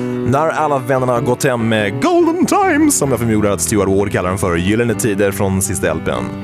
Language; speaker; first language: Swedish; native; Swedish